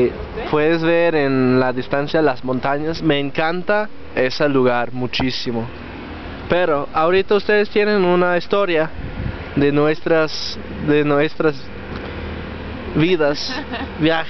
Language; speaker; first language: Spanish; non-native, learner; English